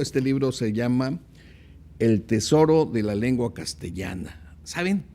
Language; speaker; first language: Spanish; native; Spanish